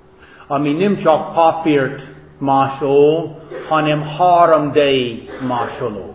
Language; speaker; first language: Hungarian; non-native, fluent; English